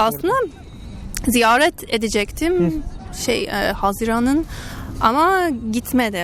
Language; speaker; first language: Turkish; non-native, learner; English